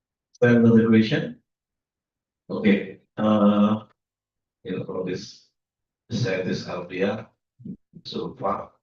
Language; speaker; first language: English; non-native, learner; Indonesian